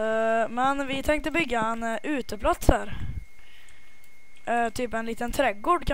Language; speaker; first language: Swedish; native; Swedish